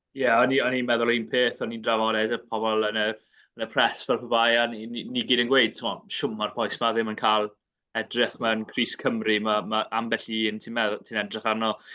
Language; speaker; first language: Welsh; native; Welsh